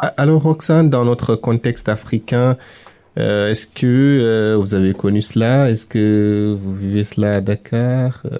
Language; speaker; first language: French; non-native, local second language; Wolof